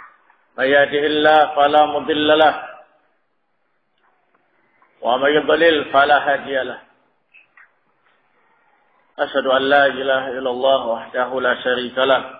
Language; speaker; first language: Arabic; non-native, fluent; Indonesian